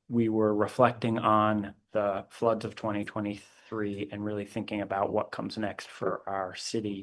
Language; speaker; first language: English; native; English